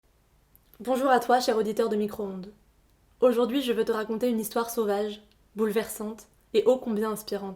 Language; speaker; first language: French; native; French